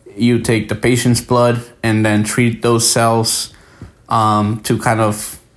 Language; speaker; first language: English; early bilingual, other home language; Spanish